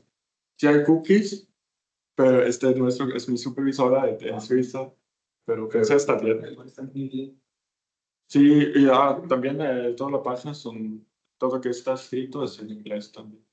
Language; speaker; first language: Spanish; non-native, fluent; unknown